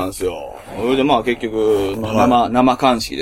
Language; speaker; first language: Japanese; native; Japanese